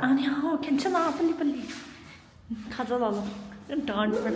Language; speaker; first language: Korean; non-native, learner; Urdu